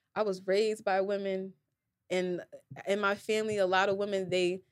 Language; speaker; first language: English; native; English